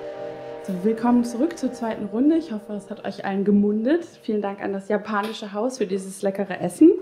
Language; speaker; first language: German; native; German